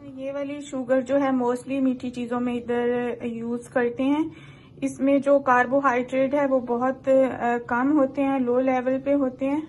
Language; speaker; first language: Urdu; non-native, local second language; Punjabi